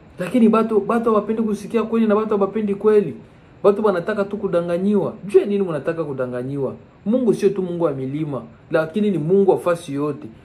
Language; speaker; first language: Swahili; native; Swahili